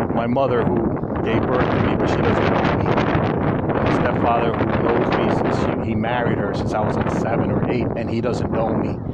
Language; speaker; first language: English; native; English